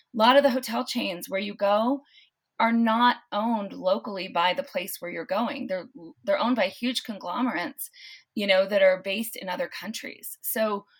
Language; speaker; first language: English; native; English